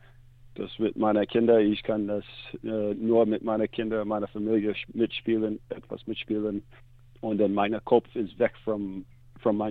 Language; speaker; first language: German; non-native, learner; English